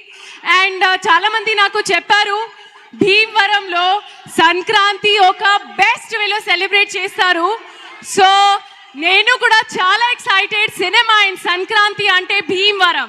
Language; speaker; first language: Telugu; non-native, learner; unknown